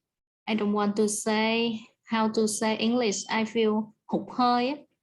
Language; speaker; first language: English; non-native, learner; Vietnamese